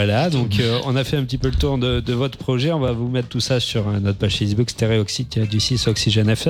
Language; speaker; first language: French; native; French